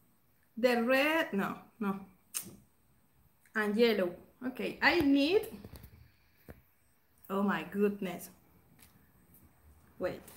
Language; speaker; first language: English; non-native, learner; Spanish